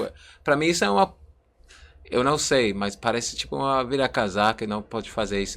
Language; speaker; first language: Portuguese; non-native, learner; English